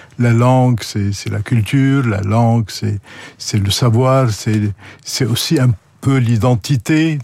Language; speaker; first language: French; non-native, local second language; Arabic